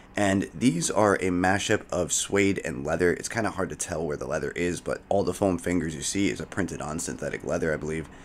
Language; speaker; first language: English; native; English